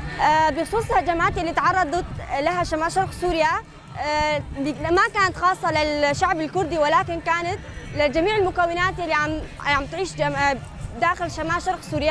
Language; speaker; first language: Arabic; non-native, local second language; Armenian